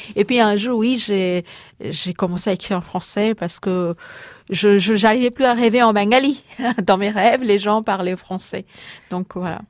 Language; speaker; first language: French; non-native, fluent; Bangla